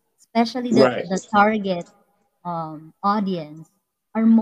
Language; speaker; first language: English; non-native, local second language; Waray